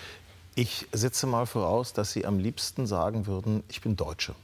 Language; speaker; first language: German; native; German